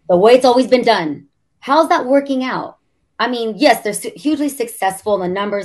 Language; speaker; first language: English; native; English